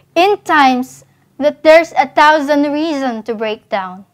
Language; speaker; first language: English; non-native, local second language; Filipino